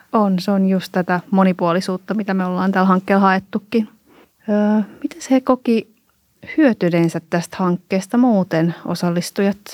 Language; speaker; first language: Finnish; native; Finnish